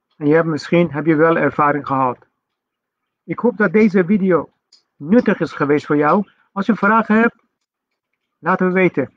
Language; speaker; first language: Dutch; non-native, fluent; Persian